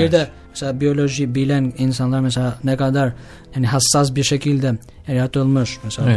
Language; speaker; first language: Turkish; non-native, learner; Albanian